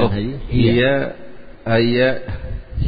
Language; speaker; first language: Arabic; non-native, learner; Indonesian